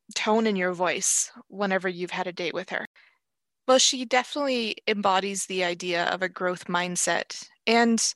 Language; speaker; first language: English; native; English